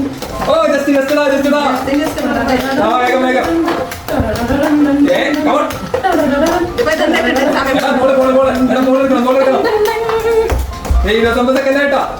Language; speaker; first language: Malayalam; native; Malayalam